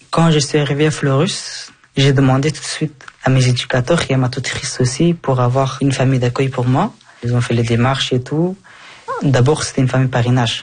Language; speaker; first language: French; early bilingual, other home language; Persian